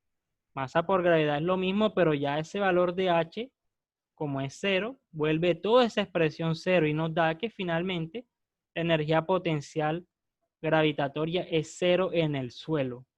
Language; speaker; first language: Spanish; native; Spanish